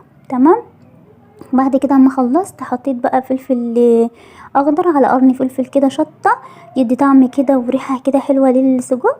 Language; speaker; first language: Arabic; native; Arabic